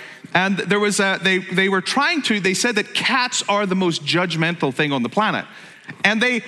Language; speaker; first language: English; native; English